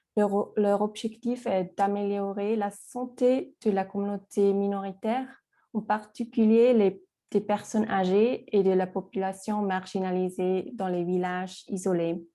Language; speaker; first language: French; non-native, fluent; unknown